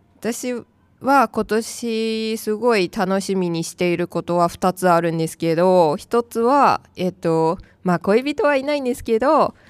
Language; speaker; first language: Japanese; non-native, fluent; Chinese